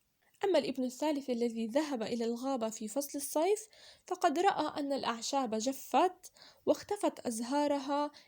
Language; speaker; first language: Arabic; native; Arabic